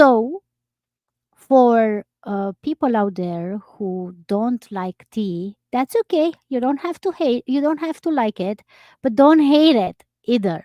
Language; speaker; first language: English; non-native, fluent; Romanian